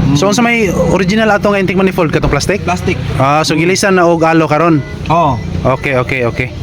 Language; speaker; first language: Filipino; non-native, local second language; Cebuano